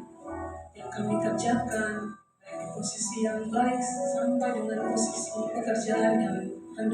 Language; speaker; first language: Indonesian; native; Indonesian